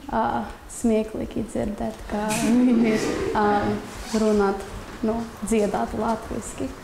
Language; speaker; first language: Latvian; non-native, learner; English